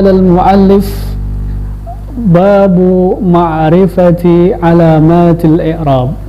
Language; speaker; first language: Arabic; non-native, fluent; Indonesian